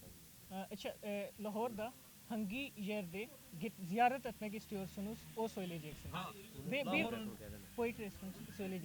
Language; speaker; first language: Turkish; non-native, learner; Urdu